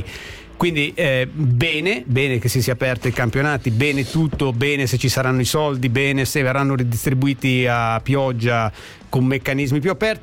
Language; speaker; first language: Italian; native; Italian